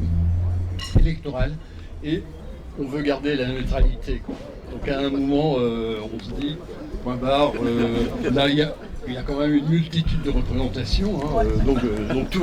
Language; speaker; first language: French; native; French